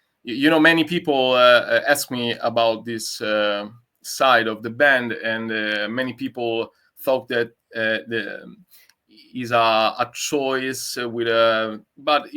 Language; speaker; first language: English; non-native, learner; Italian